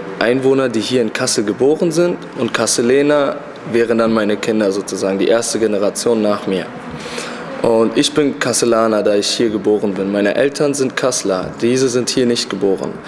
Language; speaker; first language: German; early bilingual, other home language; Turkish